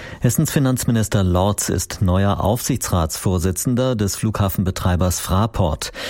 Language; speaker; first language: German; native; German